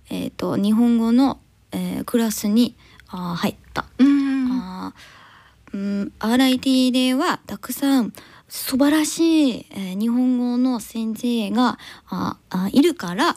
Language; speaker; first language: Japanese; non-native, learner; English